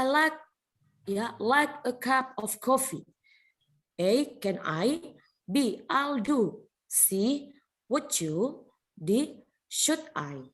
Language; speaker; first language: English; non-native, fluent; Indonesian